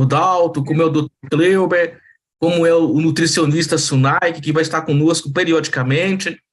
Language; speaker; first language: Portuguese; native; Portuguese